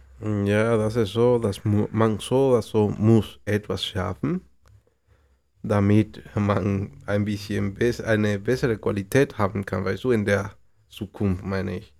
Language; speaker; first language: German; non-native, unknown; Spanish